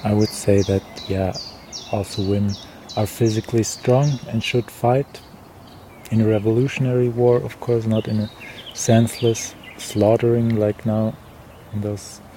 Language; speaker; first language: English; non-native, fluent; German